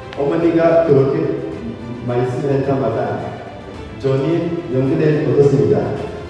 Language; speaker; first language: Korean; non-native, learner; Kinyarwanda